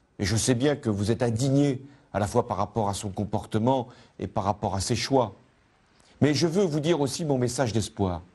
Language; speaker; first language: French; native; French